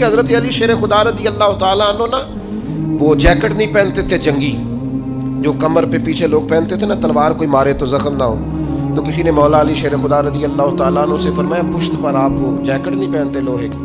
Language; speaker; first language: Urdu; non-native, local second language; Punjabi